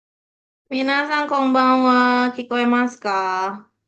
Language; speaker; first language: Japanese; non-native, fluent; Indonesian